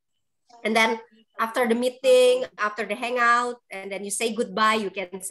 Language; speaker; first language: English; non-native, fluent; Indonesian